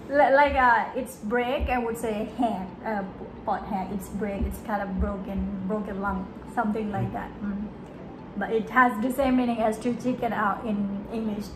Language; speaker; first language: English; non-native, fluent; Thai